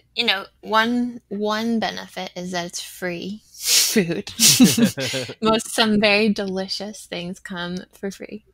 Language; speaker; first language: English; native; English